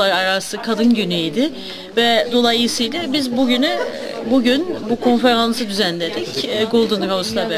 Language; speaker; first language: Turkish; early bilingual, heritage; Turkish